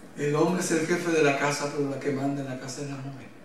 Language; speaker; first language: Spanish; native; Spanish